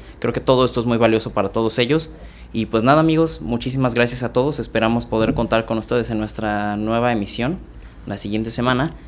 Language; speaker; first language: Spanish; native; Spanish